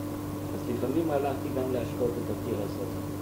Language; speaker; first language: Hebrew; non-native, fluent; German